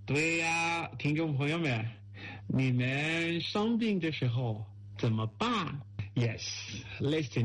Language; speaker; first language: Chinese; non-native, learner; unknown